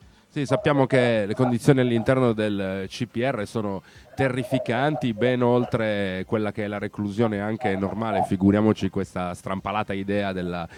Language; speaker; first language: Italian; native; Italian